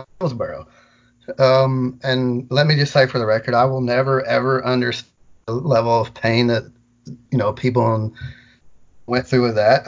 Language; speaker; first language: English; native; English